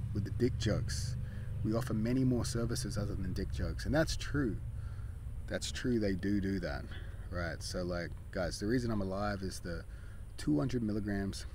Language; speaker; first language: English; native; English